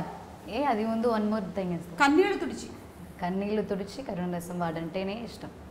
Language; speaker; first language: Telugu; non-native, learner; Malayalam